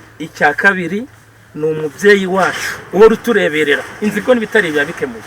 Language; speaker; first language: Kinyarwanda; native; Kinyarwanda